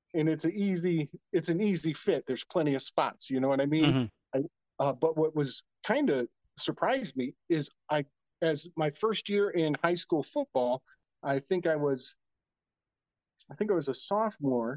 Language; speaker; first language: English; native; English